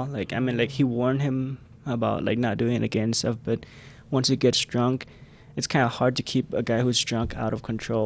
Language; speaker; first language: English; non-native, fluent; Khmer